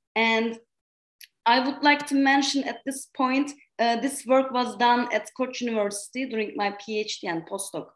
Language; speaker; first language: English; non-native, fluent; Turkish